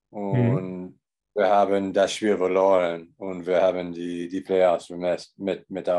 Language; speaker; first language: German; non-native, learner; English